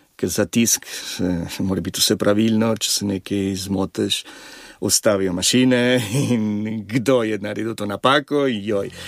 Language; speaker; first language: Slovenian; early bilingual, heritage; Slovenian